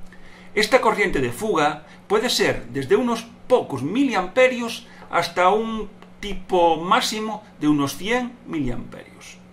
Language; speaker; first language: Spanish; native; Spanish